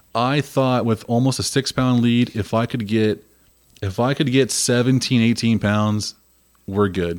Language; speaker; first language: English; native; English